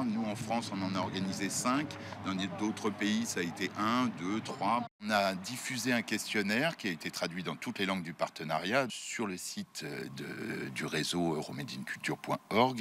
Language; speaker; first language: French; native; French